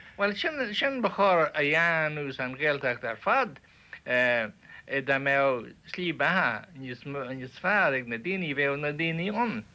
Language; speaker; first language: Irish; native; Irish